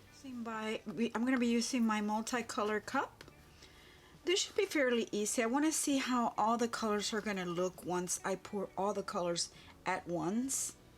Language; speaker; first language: English; native; English